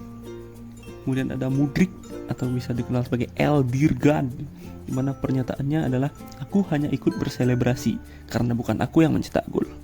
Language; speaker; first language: Indonesian; native; Indonesian